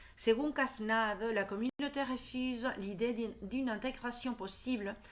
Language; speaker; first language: French; non-native, fluent; Spanish